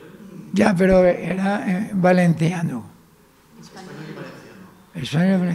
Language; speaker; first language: Spanish; non-native, fluent; Arabic